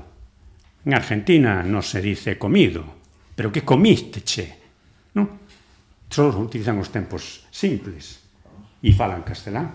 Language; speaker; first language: Galician; native; Galician